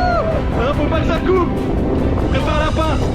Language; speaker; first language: French; native; French